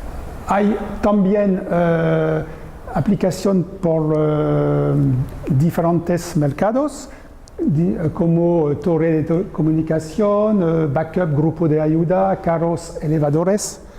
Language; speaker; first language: Spanish; non-native, learner; French